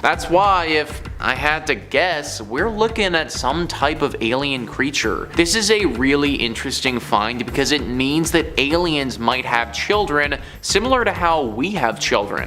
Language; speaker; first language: English; native; English